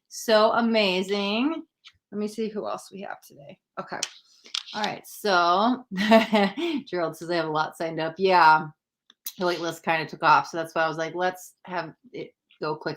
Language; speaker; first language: English; native; English